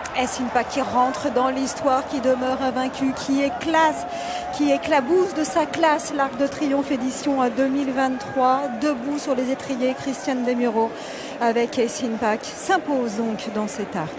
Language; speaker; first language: French; native; French